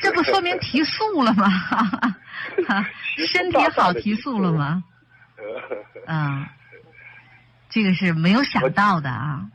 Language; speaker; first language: Chinese; native; Chinese